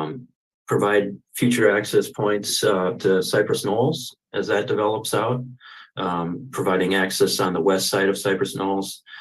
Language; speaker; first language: English; native; English